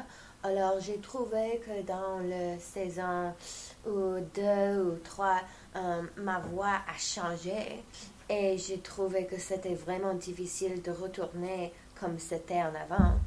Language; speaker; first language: French; non-native, fluent; English